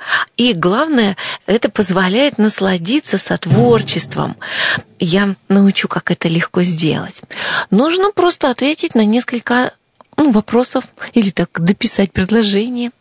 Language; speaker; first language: Russian; native; Russian